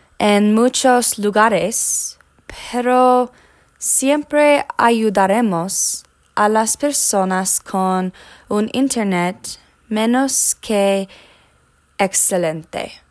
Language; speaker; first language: Spanish; non-native, learner; English